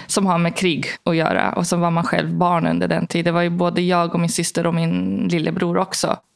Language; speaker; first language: Swedish; early bilingual, other home language; Arabic